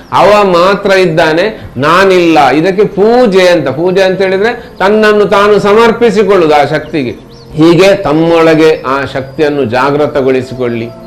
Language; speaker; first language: Kannada; non-native, local second language; Tulu